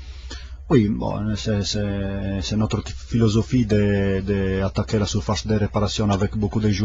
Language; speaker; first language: French; non-native, fluent; Italian